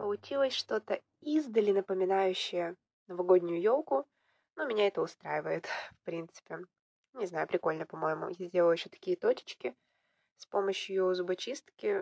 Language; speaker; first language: Russian; native; Russian